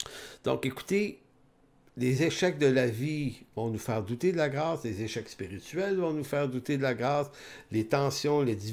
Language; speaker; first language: French; native; French